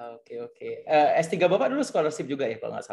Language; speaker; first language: Indonesian; native; Indonesian